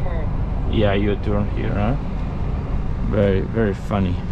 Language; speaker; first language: English; non-native, fluent; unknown